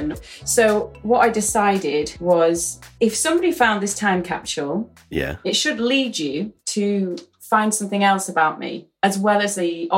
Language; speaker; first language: English; native; English